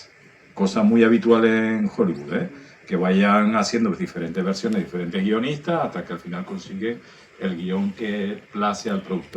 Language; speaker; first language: Spanish; native; Spanish